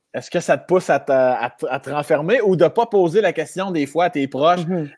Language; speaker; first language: French; native; French